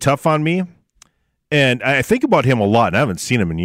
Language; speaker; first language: English; native; English